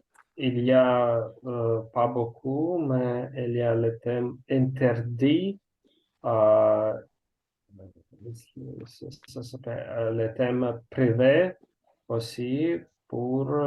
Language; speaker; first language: French; non-native, learner; Russian